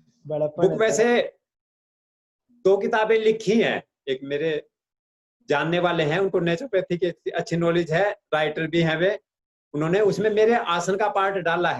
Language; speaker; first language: Hindi; native; Hindi